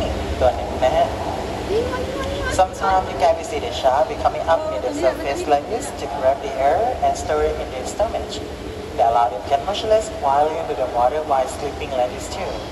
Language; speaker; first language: English; non-native, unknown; Thai